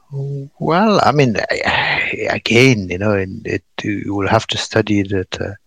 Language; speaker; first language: English; non-native, fluent; Pashto